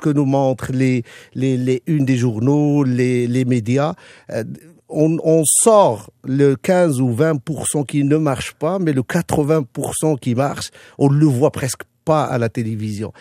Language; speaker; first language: French; non-native, local second language; Arabic